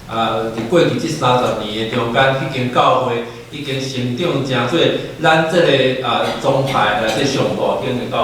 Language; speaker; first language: Chinese; native; Chinese